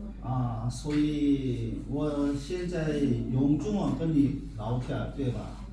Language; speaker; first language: Chinese; non-native, learner; Korean